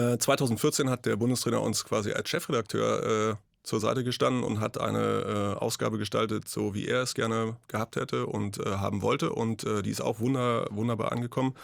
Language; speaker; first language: German; native; German